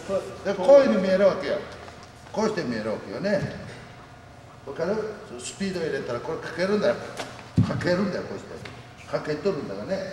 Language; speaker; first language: Japanese; native; Japanese